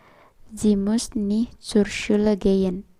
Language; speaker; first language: German; non-native, learner; Indonesian